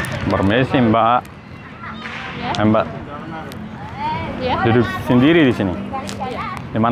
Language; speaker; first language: Indonesian; non-native, learner; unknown